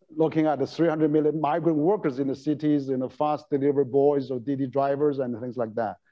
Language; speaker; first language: English; non-native, fluent; Chinese